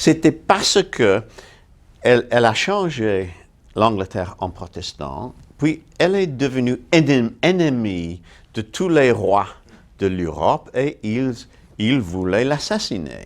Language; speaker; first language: French; non-native, fluent; English